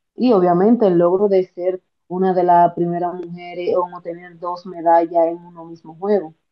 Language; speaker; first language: Spanish; native; Spanish